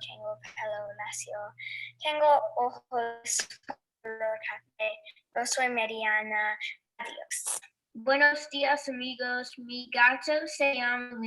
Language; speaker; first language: Spanish; non-native, learner; English